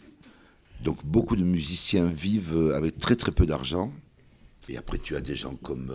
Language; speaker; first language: French; early bilingual, other home language; Kabyle